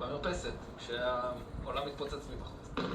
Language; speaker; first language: Hebrew; native; Hebrew